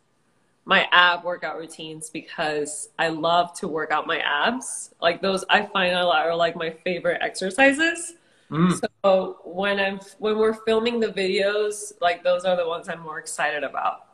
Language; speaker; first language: English; early bilingual, other home language; Spanish